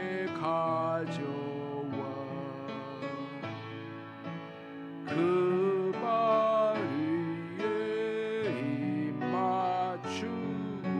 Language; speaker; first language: Korean; native; Korean